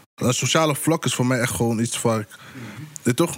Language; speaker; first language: Dutch; early bilingual, other home language; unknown